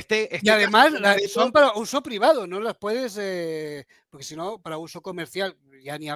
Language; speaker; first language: Spanish; native; Spanish